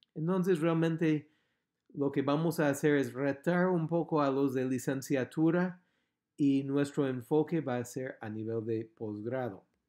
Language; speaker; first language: Spanish; non-native, fluent; English